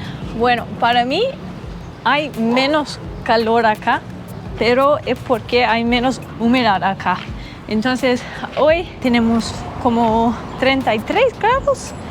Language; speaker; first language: Spanish; non-native, learner; English